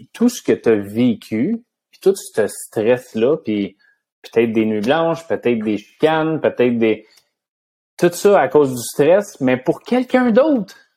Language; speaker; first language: French; native; French